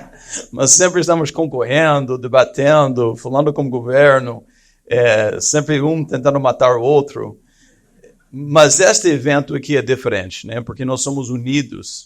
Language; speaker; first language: Portuguese; non-native, fluent; English